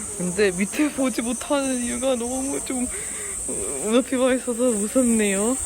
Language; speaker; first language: Korean; non-native, learner; Turkish